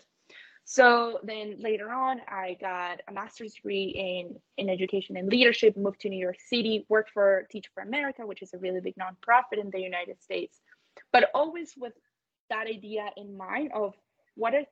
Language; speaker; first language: English; non-native, fluent; Spanish